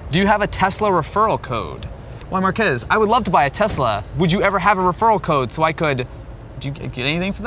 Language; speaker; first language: English; native; English